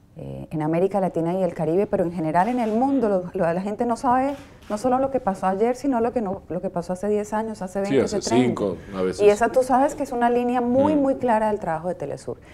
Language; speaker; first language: Spanish; native; Spanish